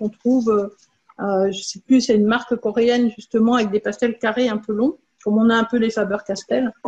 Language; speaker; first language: French; native; French